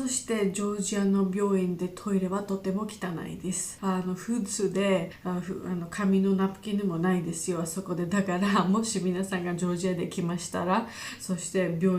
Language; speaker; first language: Japanese; non-native, learner; Georgian